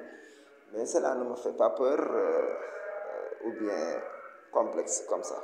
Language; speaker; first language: French; non-native, local second language; Wolof